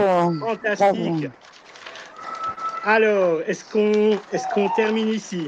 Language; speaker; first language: French; native; French